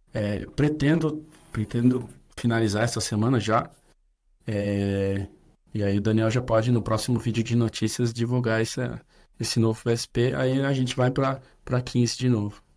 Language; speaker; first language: Portuguese; native; Portuguese